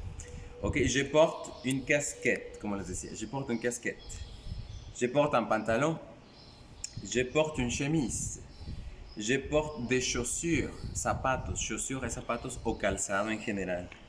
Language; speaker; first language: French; non-native, fluent; Spanish